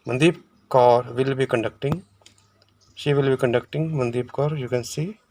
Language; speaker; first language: English; non-native, local second language; Punjabi